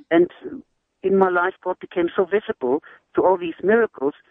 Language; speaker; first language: English; non-native, fluent; German